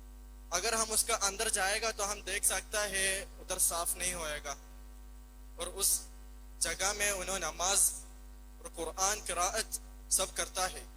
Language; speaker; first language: Hindi; non-native, local second language; Malayalam